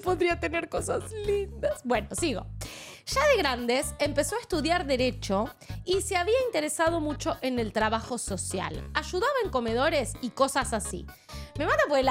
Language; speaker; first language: Spanish; native; Spanish